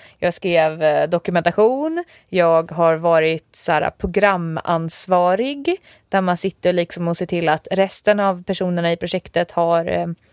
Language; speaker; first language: Swedish; native; Swedish